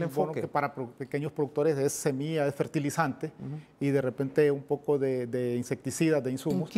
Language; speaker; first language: Spanish; native; Spanish